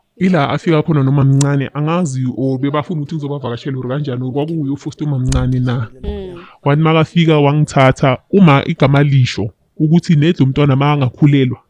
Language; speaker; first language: Zulu; native; Zulu